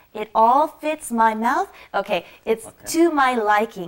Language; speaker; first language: English; native; English